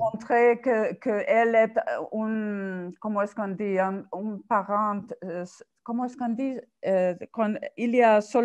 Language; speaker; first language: French; non-native, learner; Spanish